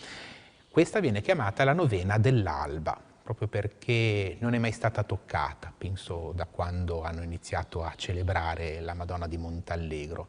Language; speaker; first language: Italian; native; Italian